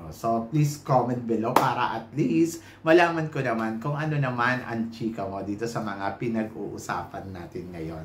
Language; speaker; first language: Filipino; native; Filipino